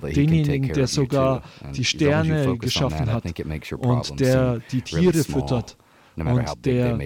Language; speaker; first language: German; non-native, fluent; English